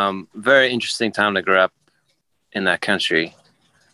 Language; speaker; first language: English; native; English